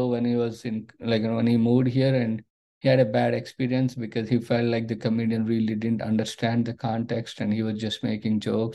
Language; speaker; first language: English; non-native, local second language; Telugu